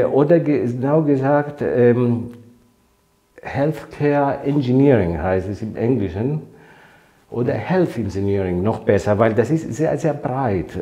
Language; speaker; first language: German; non-native, fluent; Greek